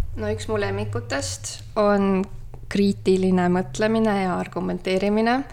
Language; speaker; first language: Estonian; native; Estonian